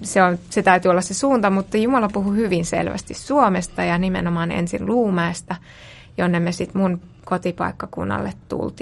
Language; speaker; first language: Finnish; native; Finnish